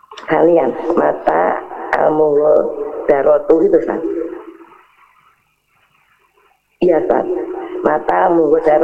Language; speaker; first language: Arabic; non-native, learner; Indonesian